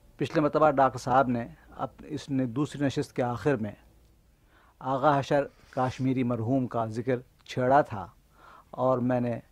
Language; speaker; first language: Urdu; native; Urdu